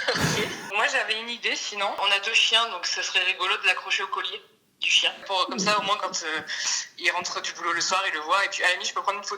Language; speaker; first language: French; native; French